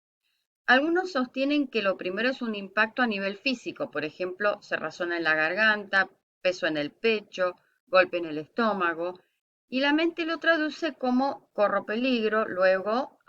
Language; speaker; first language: Spanish; native; Spanish